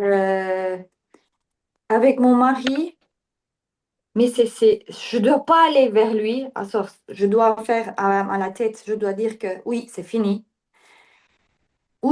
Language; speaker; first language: French; non-native, learner; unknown